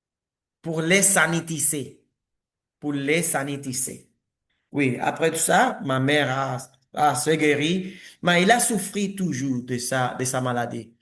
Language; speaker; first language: French; non-native, learner; Spanish